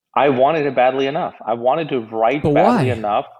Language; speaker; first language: English; native; English